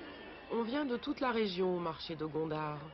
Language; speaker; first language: French; native; French